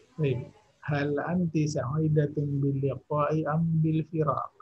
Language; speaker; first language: Arabic; non-native, fluent; Indonesian